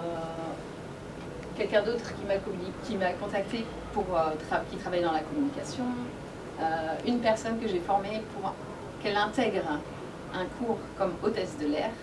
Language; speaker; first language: French; native; French